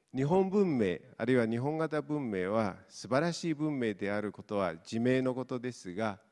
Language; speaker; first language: Japanese; non-native, fluent; Mongolian